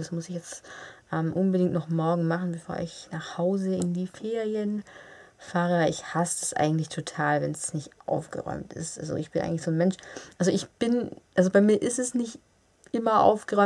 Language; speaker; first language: German; native; German